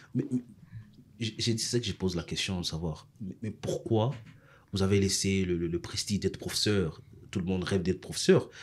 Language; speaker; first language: French; non-native, local second language; Swahili